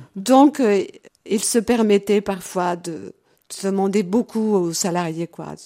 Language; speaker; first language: French; early bilingual, other home language; Portuguese